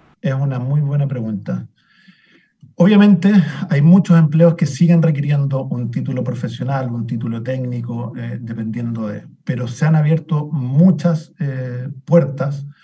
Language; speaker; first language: Spanish; native; Spanish